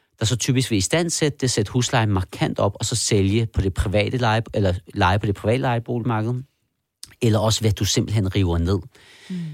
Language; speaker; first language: Danish; early bilingual, other home language; Persian